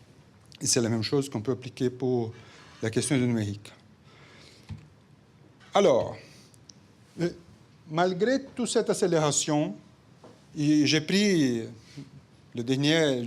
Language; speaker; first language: French; non-native, fluent; Portuguese